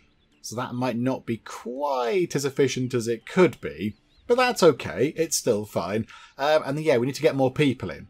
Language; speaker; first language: English; native; English